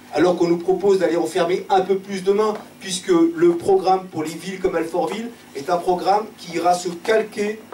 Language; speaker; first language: French; native; French